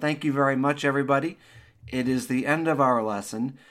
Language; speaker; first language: English; native; English